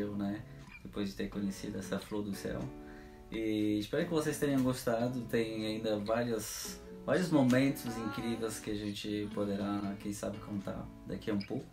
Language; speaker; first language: Portuguese; non-native, fluent; French